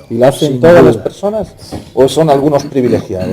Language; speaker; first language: Spanish; native; Spanish